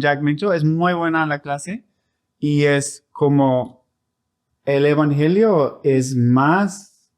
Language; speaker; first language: Spanish; non-native, fluent; English